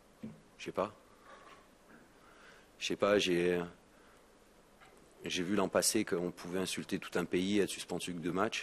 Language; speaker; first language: French; native; French